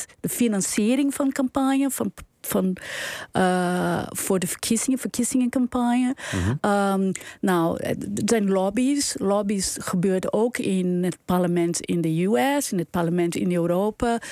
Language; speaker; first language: Dutch; non-native, fluent; Portuguese